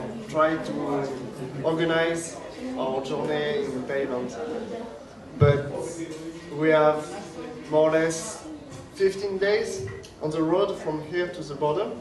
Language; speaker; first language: English; non-native, learner; French